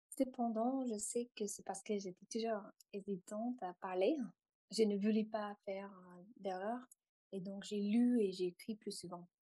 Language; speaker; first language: French; non-native, fluent; English